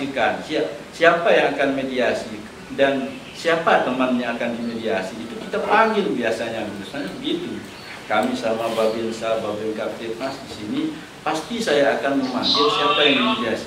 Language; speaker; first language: Indonesian; non-native, local second language; Sasak